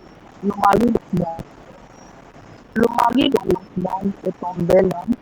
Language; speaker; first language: French; non-native, learner; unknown